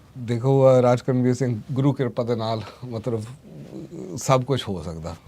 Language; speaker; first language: Punjabi; early bilingual, heritage; Punjabi